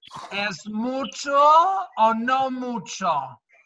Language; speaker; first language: Spanish; non-native, fluent; English